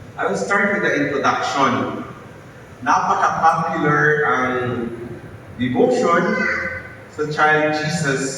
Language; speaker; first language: Filipino; non-native, local second language; Cebuano